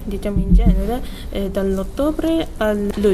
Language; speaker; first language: Italian; non-native, learner; Japanese